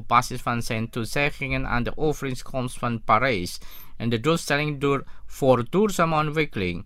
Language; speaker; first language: Dutch; non-native, fluent; Indonesian